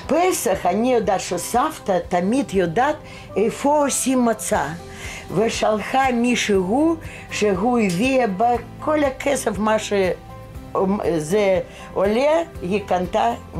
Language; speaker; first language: Hebrew; non-native, learner; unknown